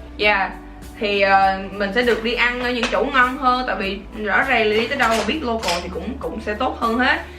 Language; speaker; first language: Vietnamese; native; Vietnamese